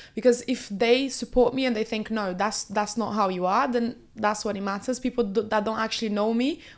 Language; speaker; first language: English; early bilingual, other home language; Portuguese